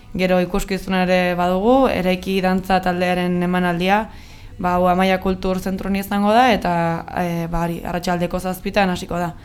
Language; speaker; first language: Basque; native; Basque